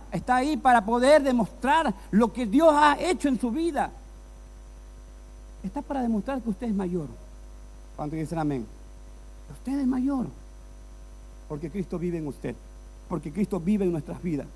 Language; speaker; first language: Spanish; native; Spanish